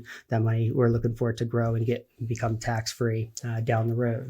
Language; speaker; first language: English; native; English